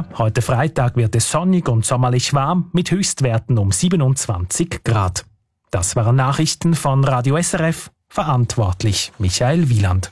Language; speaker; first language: German; native; German